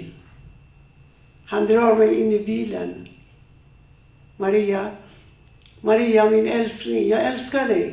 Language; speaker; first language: Swedish; non-native, fluent; Persian